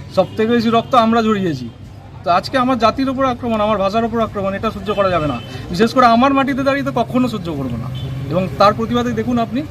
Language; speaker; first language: Bangla; native; Bangla